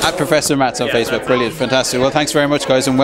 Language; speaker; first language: English; native; English